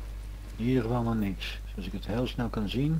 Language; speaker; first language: Dutch; native; Dutch